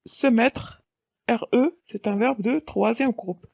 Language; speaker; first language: French; non-native, local second language; Arabic